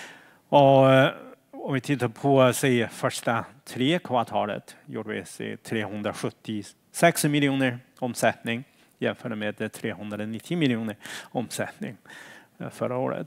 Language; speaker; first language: Swedish; non-native, fluent; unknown